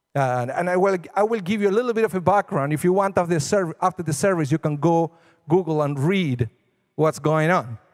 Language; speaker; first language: English; non-native, fluent; Spanish